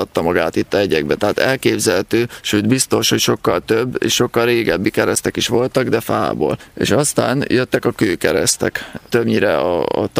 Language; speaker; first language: Hungarian; native; Hungarian